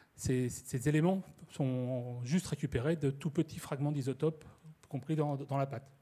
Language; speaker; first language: French; native; French